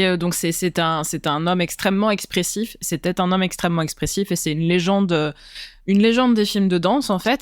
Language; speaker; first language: French; native; French